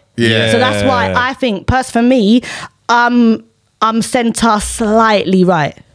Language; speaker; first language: English; native; English